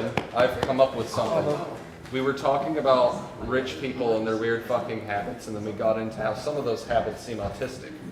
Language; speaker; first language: English; native; English